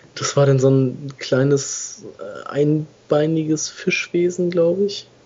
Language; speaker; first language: German; non-native, fluent; English